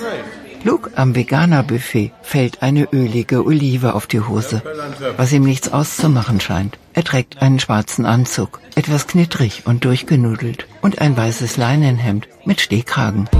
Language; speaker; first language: German; native; German